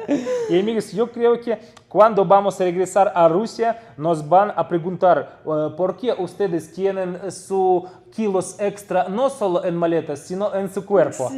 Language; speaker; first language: Spanish; non-native, fluent; Russian